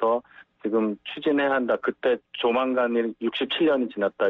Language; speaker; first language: Korean; native; Korean